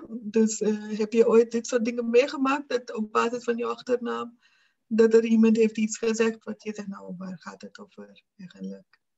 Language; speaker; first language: Dutch; non-native, fluent; Punjabi